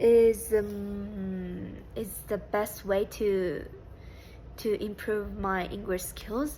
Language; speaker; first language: English; non-native, fluent; Japanese